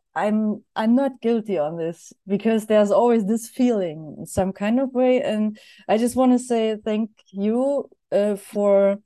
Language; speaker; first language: English; non-native, fluent; German